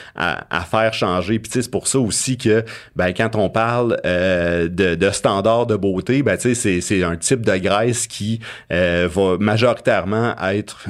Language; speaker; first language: French; native; French